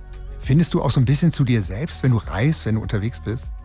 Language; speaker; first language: German; native; German